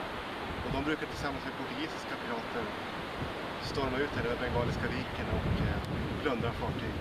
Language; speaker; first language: Swedish; native; Swedish